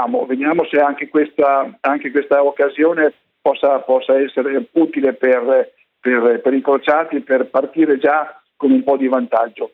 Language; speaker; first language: Italian; native; Italian